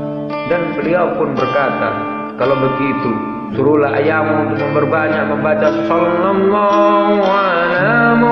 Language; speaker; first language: Indonesian; native; Indonesian